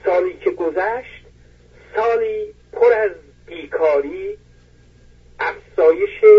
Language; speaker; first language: Persian; non-native, local second language; Azerbaijani